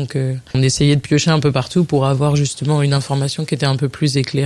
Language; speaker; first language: French; native; French